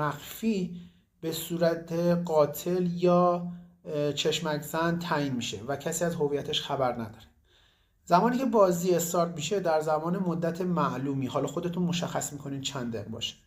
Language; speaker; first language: Persian; native; Persian